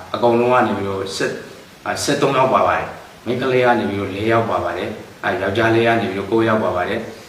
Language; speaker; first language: Burmese; native; Burmese